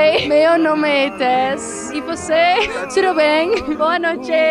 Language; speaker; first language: Portuguese; non-native, learner; Dutch